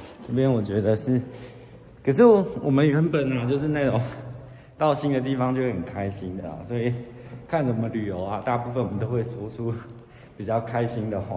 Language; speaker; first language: Chinese; native; Chinese